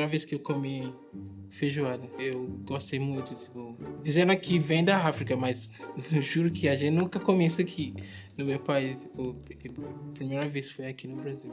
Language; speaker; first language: Portuguese; non-native, fluent; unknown